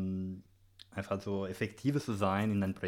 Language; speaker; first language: German; non-native, learner; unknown